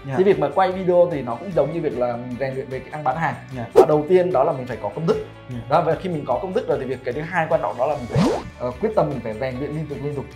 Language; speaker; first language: Vietnamese; native; Vietnamese